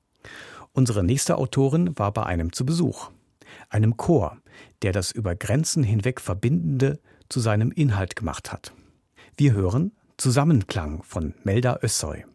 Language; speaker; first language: German; native; German